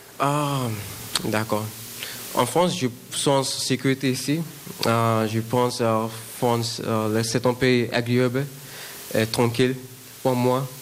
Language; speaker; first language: French; non-native, learner; Bangla